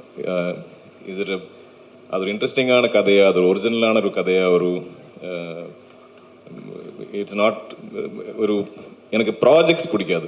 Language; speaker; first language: Tamil; non-native, local second language; Malayalam